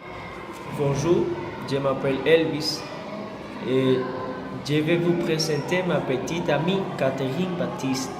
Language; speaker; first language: French; non-native, learner; Spanish